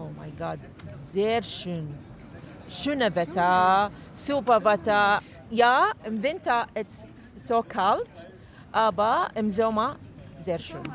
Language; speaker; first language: German; non-native, learner; Arabic